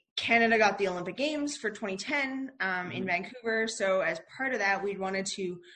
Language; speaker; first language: English; native; English